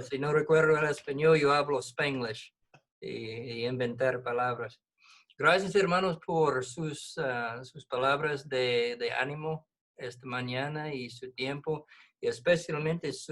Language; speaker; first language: Spanish; non-native, fluent; English